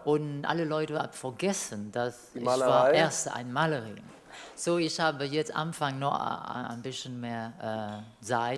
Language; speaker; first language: German; non-native, learner; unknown